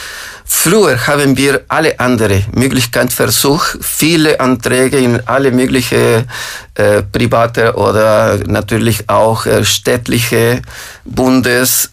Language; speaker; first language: German; non-native, fluent; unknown